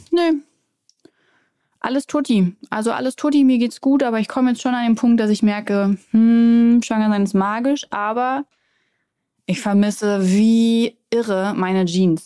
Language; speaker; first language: German; native; German